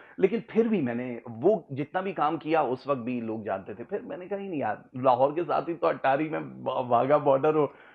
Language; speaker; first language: Urdu; native; Urdu